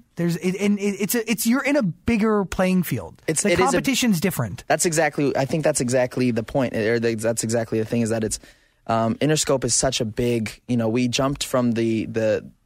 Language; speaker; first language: English; native; English